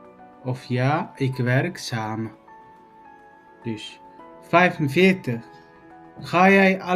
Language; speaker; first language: Dutch; non-native, fluent; Tigrinya